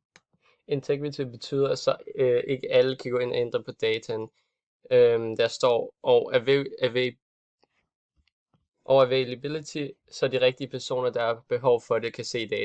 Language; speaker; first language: Danish; native; Danish